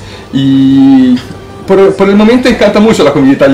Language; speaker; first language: Spanish; non-native, fluent; Italian